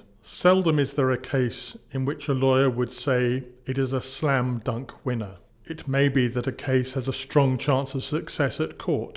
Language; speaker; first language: English; native; English